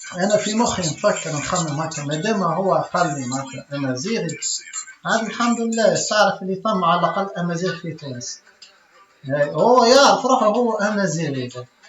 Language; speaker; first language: Arabic; native; Arabic